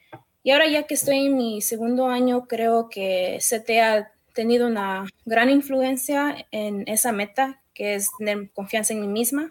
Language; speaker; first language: Spanish; early bilingual, heritage; Spanish